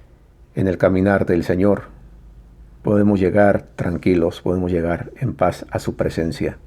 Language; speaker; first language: Spanish; native; Spanish